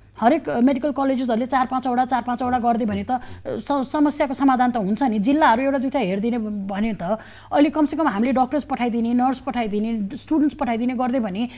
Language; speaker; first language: Nepali; native; Nepali